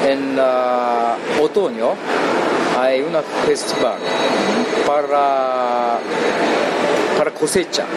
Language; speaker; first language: Spanish; non-native, learner; Japanese